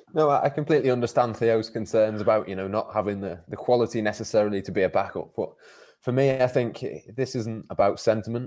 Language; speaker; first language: English; native; English